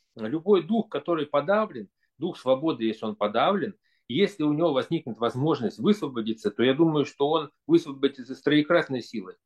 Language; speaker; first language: Russian; native; Russian